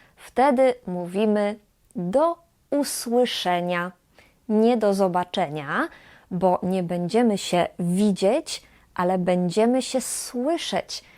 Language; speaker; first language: Polish; native; Polish